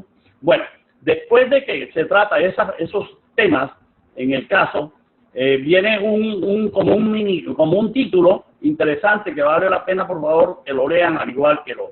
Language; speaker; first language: Spanish; native; Spanish